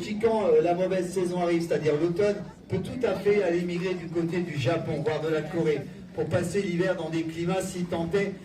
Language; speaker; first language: French; native; French